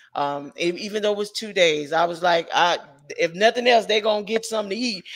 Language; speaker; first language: English; native; English